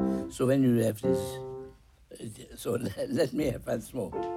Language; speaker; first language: English; non-native, fluent; German